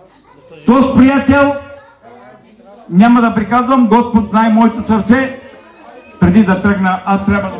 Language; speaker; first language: Bulgarian; non-native, local second language; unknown